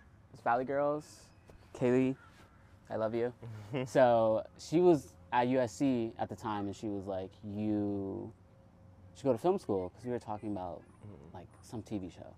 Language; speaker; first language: English; native; English